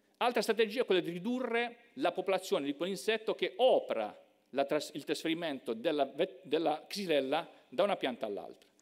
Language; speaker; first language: Italian; native; Italian